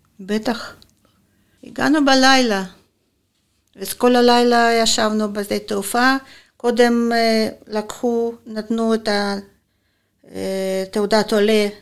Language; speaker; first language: Hebrew; non-native, fluent; Russian